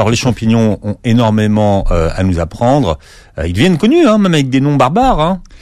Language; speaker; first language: French; native; French